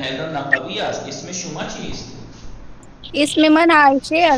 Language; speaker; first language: Persian; non-native, learner; Urdu